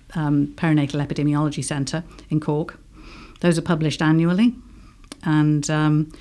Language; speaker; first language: English; native; English